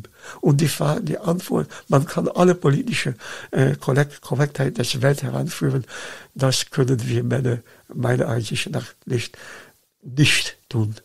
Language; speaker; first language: German; non-native, fluent; Dutch